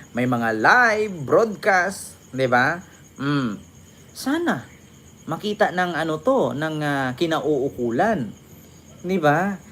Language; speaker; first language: Filipino; native; Filipino